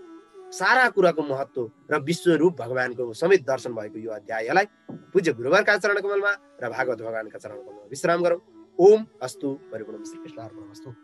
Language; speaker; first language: Nepali; native; Nepali